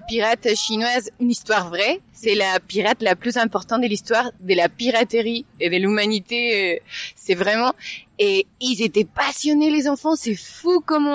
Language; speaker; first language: French; non-native, fluent; Spanish